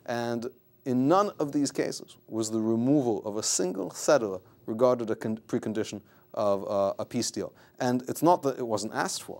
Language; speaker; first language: English; native; English